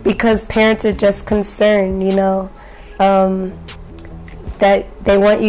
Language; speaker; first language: English; native; English